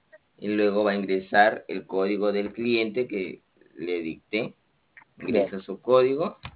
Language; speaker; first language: Spanish; native; Spanish